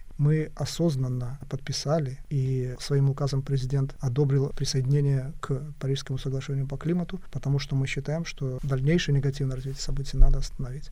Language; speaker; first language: Russian; native; Russian